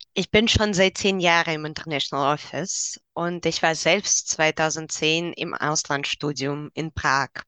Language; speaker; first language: German; non-native, fluent; Russian